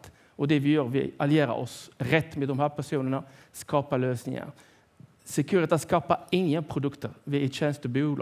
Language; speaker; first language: Swedish; non-native, fluent; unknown